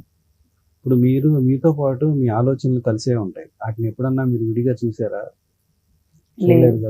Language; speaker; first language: Telugu; native; Telugu